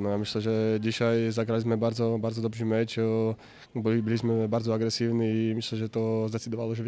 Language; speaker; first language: Polish; non-native, fluent; Slovak